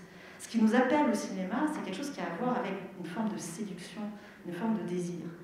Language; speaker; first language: French; native; French